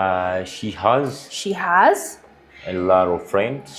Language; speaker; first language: English; non-native, learner; Amharic